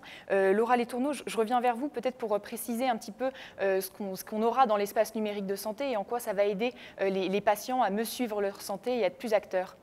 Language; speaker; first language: French; native; French